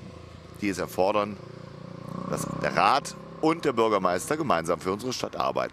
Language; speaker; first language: German; native; German